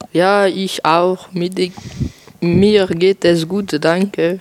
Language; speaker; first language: German; non-native, learner; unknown